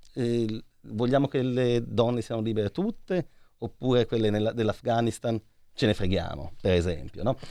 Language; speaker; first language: Italian; native; Italian